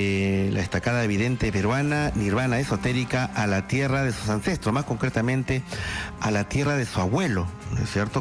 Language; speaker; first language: Spanish; native; Spanish